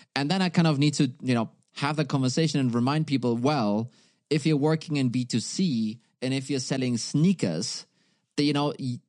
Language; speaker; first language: English; non-native, fluent; German